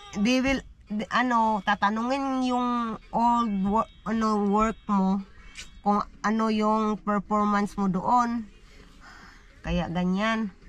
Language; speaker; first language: Filipino; non-native, local second language; Cebuano